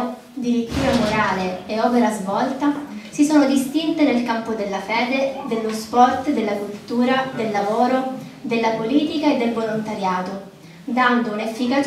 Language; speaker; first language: Italian; native; Italian